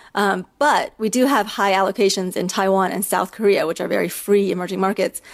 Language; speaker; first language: English; early bilingual, other home language; Chinese